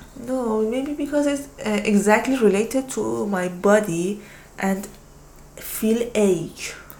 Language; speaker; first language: English; non-native, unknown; Persian